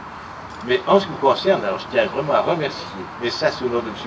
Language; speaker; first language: French; native; French